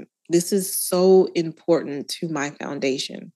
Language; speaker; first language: English; native; English